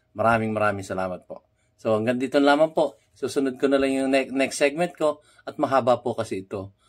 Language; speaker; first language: Filipino; native; Filipino